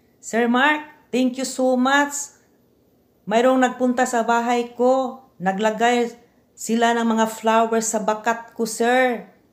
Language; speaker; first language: Filipino; non-native, local second language; Cebuano